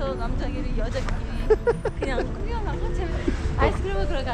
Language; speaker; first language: Korean; non-native, learner; Persian